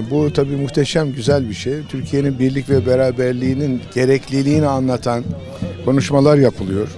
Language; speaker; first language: Turkish; native; Turkish